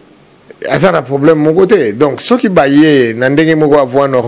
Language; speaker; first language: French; non-native, local second language; Lingala